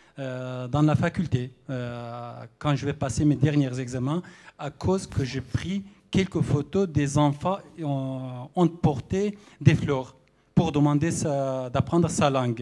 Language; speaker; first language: French; non-native, fluent; Arabic